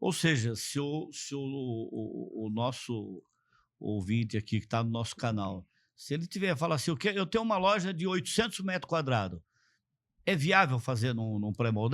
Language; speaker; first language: Portuguese; native; Portuguese